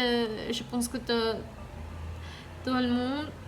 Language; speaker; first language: French; non-native, learner; Spanish